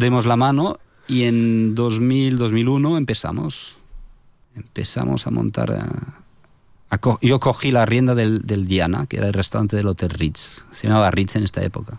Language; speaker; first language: Spanish; non-native, fluent; French